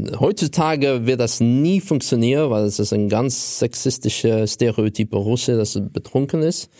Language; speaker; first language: German; non-native, fluent; Russian